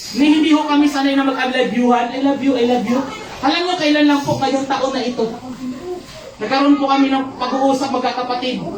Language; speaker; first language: Filipino; non-native, local second language; Cebuano